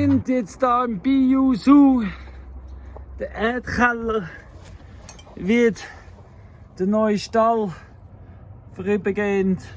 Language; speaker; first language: German; native; German